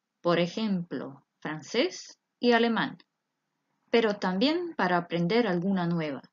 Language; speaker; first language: Spanish; non-native, fluent; Croatian